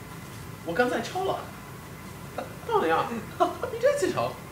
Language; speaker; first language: Chinese; non-native, fluent; English